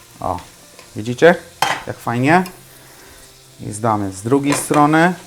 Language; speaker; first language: Polish; non-native, fluent; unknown